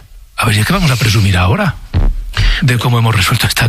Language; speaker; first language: Spanish; native; Spanish